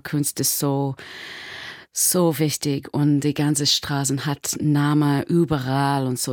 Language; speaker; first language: German; non-native, learner; English